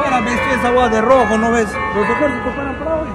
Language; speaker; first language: Spanish; native; Spanish